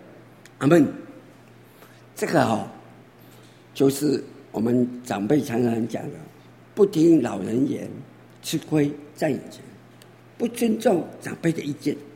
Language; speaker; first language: Chinese; native; Chinese